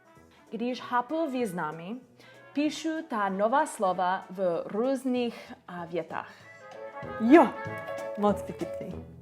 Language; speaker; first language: Czech; non-native, learner; English